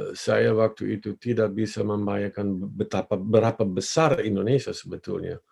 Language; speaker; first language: Indonesian; non-native, fluent; Dutch